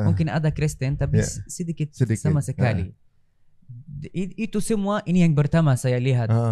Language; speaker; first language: Indonesian; non-native, fluent; Arabic